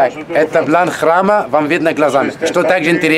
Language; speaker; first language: Russian; non-native, fluent; Arabic